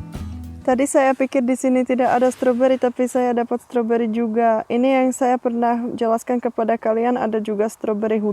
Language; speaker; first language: Indonesian; non-native, fluent; Czech